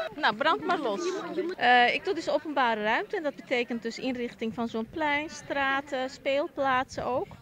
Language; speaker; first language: Dutch; early bilingual, other home language; Turkish